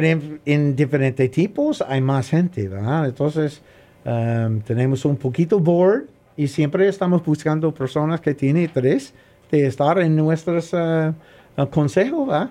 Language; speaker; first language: Spanish; non-native, learner; English